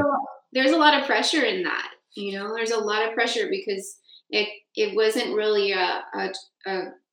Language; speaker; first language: English; native; English